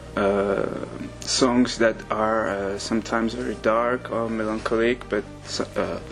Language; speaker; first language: English; non-native, fluent; French